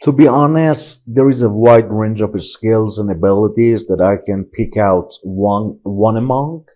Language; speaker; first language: English; non-native, fluent; Persian